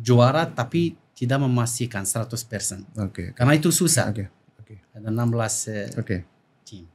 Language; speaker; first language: Indonesian; non-native, fluent; Arabic